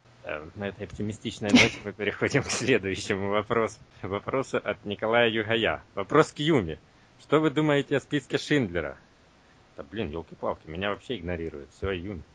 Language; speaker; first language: Russian; native; Russian